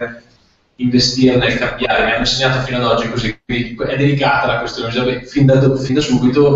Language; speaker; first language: Italian; native; Italian